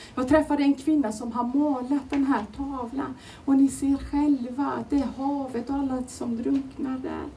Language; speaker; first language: Swedish; non-native, fluent; Turoyo